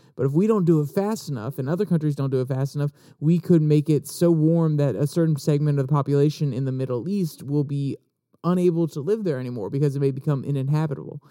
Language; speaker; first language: English; native; English